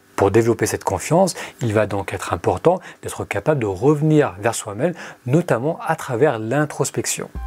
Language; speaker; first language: French; early bilingual, other home language; Arabic